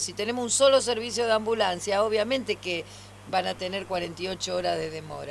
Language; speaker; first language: Spanish; native; Spanish